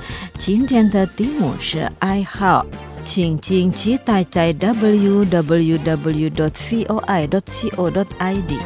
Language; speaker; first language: Chinese; non-native, fluent; Indonesian